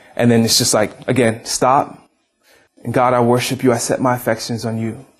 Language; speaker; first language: English; native; English